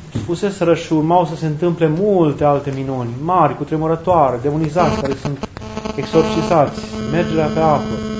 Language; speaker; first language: Romanian; native; Romanian